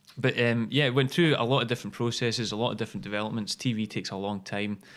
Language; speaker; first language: English; native; English